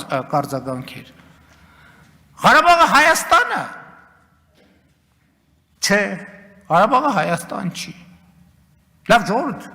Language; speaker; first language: Armenian; native; Armenian